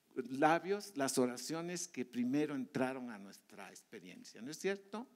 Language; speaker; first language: Spanish; native; Spanish